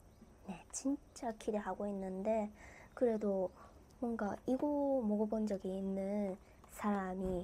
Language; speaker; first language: Korean; non-native, learner; Japanese